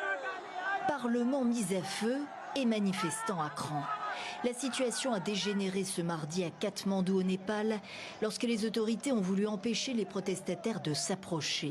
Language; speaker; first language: French; native; French